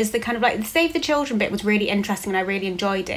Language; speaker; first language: English; native; English